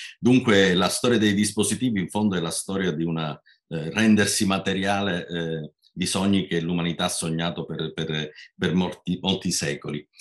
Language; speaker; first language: Italian; native; Italian